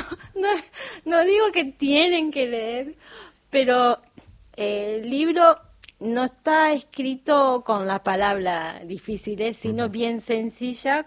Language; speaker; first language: Spanish; non-native, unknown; Japanese